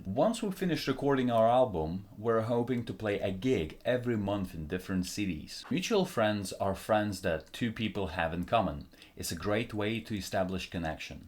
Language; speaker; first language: English; non-native, fluent; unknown